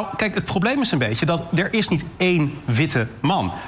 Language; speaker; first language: Dutch; native; Dutch